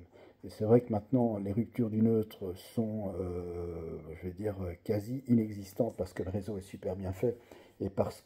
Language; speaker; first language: French; native; French